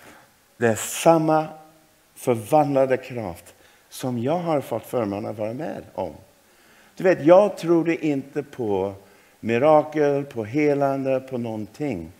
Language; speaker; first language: Swedish; non-native, fluent; English